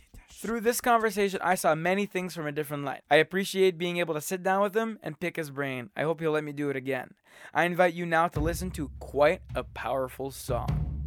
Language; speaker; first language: English; native; English